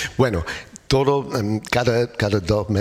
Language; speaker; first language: Spanish; non-native, learner; English